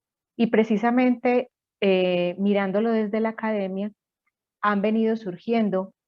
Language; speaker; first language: Spanish; native; Spanish